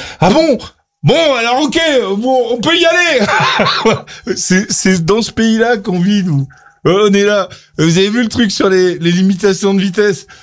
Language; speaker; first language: French; native; French